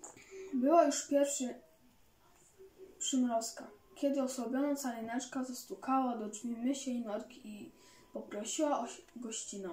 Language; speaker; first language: Polish; native; Polish